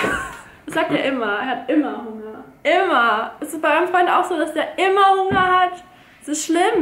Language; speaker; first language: German; native; German